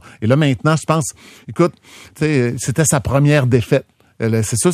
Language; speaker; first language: French; native; French